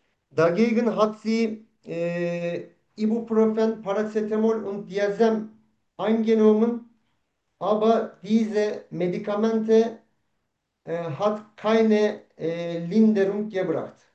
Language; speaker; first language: German; non-native, learner; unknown